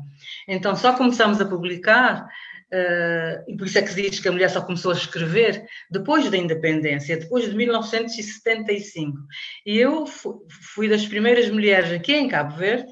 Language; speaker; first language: Portuguese; non-native, local second language; Kabuverdianu